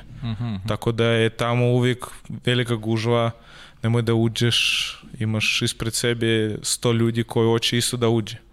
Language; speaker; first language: Serbian; non-native, learner; Russian